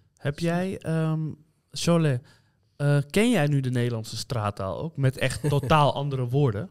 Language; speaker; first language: Dutch; native; Dutch